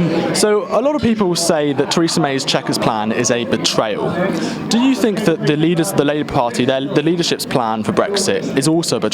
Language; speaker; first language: English; native; English